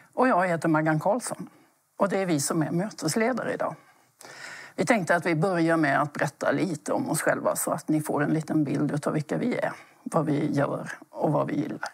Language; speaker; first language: Swedish; native; Swedish